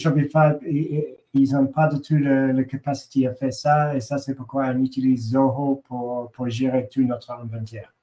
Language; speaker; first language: French; non-native, learner; English